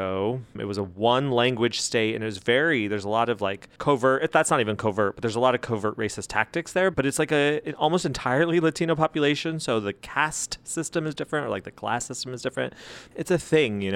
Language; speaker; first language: English; early bilingual, other home language; Spanish